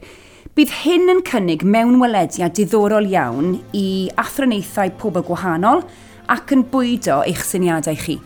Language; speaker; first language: Welsh; native; Welsh